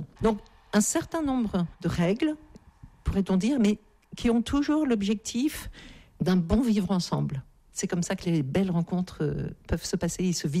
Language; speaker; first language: French; native; French